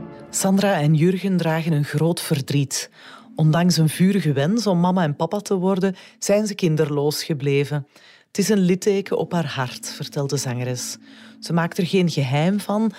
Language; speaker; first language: Dutch; native; Dutch